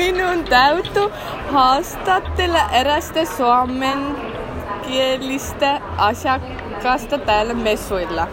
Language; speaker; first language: Finnish; non-native, learner; Estonian